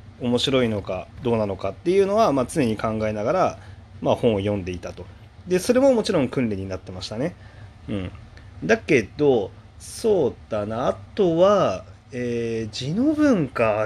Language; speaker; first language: Japanese; native; Japanese